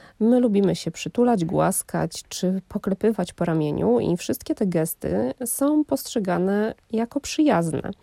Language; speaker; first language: Polish; native; Polish